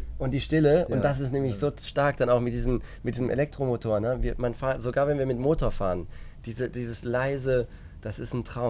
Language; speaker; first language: German; native; German